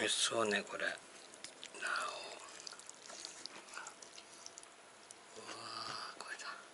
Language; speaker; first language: Japanese; native; Japanese